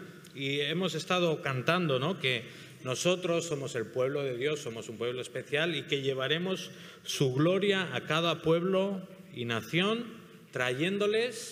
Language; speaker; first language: Spanish; native; Spanish